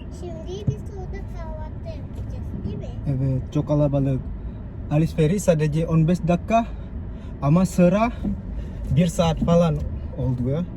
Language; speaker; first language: Turkish; non-native, fluent; Indonesian